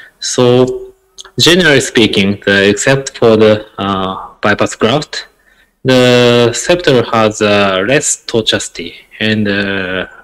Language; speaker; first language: English; non-native, learner; Japanese